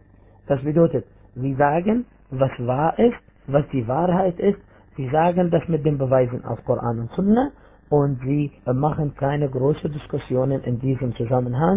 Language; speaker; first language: German; non-native, fluent; Arabic